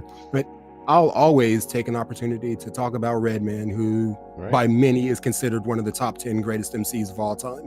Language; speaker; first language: English; native; English